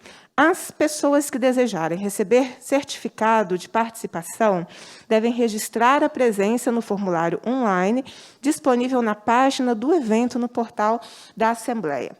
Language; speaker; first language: Portuguese; native; Portuguese